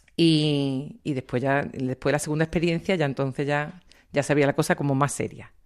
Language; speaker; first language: Spanish; native; Spanish